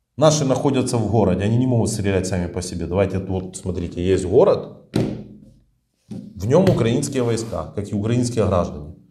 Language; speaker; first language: Russian; native; Russian